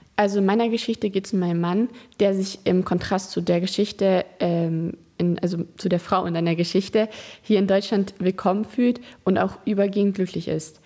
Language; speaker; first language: German; native; German